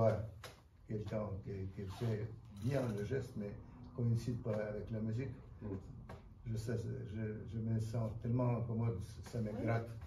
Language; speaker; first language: French; non-native, fluent; Russian